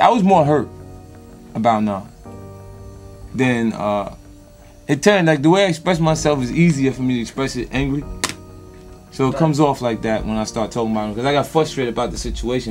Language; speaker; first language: English; native; English